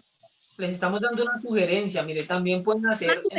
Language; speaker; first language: Spanish; native; Spanish